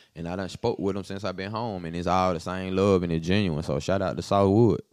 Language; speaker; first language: English; native; English